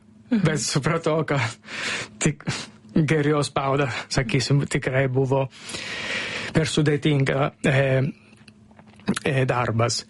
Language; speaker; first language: Lithuanian; non-native, fluent; Italian